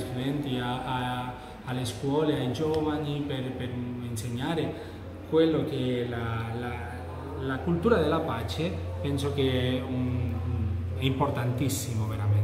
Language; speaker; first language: Italian; non-native, fluent; Catalan